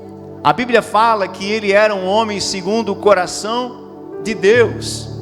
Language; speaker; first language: Portuguese; native; Portuguese